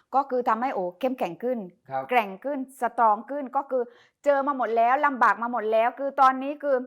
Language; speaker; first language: Thai; native; Thai